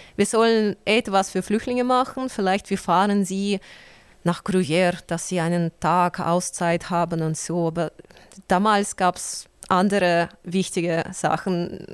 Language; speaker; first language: German; non-native, fluent; Ukrainian